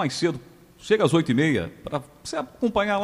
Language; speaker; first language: Portuguese; native; Portuguese